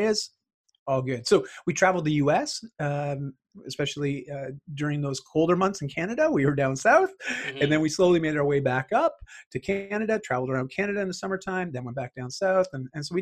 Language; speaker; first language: English; native; English